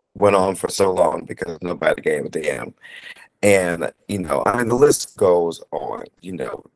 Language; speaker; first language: English; native; English